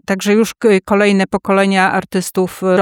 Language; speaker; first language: Polish; native; Polish